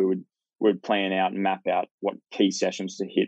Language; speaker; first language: English; native; English